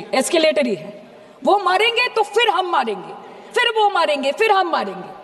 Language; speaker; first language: Hindi; non-native, local second language; Bangla